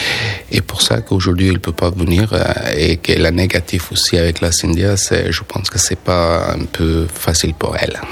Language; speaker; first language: French; non-native, learner; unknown